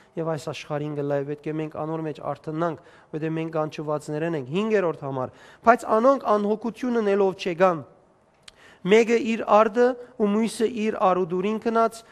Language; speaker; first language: Armenian; native; Armenian